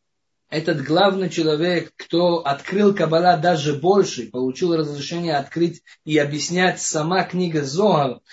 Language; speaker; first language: Russian; non-native, fluent; Hebrew